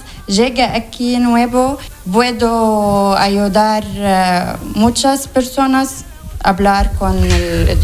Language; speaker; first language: Spanish; non-native, learner; Arabic